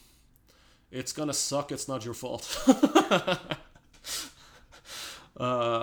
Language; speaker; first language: English; native; English